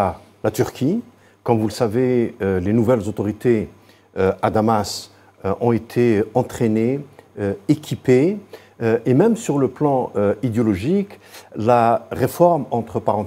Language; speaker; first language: French; non-native, local second language; Arabic